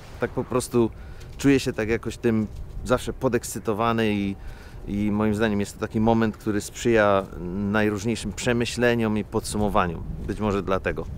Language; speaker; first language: Polish; native; Polish